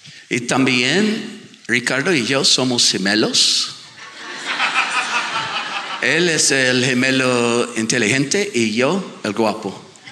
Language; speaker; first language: Spanish; non-native, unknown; English